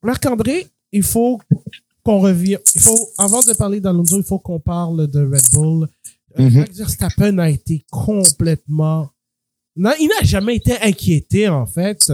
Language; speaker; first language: French; native; French